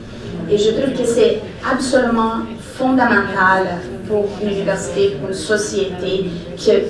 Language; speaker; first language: French; non-native, fluent; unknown